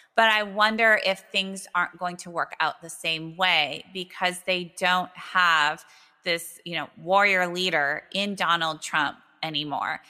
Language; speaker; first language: English; native; English